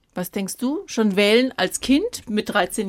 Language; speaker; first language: German; native; German